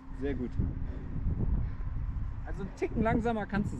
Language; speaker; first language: German; native; German